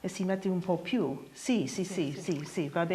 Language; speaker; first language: Italian; non-native, learner; English